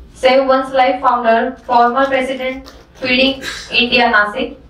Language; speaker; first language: English; non-native, local second language; Marathi